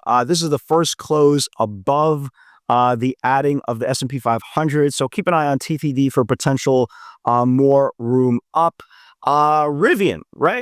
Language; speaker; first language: English; native; English